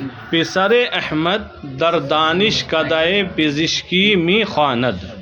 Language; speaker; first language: Persian; non-native, fluent; Urdu